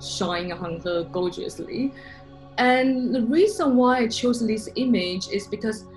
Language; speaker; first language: English; non-native, fluent; Chinese